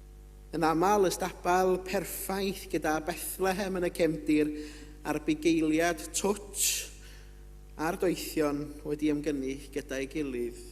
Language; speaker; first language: Welsh; native; Welsh